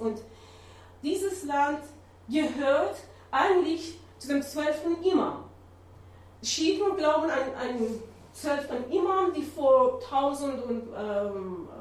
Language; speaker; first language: German; non-native, learner; Persian